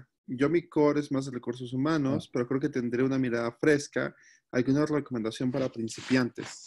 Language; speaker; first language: Spanish; native; Spanish